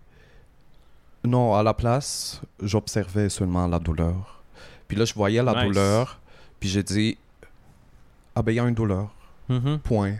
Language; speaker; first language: French; native; French